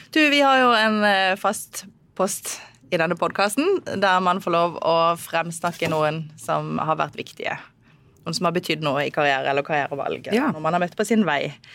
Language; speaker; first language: Norwegian; native; Norwegian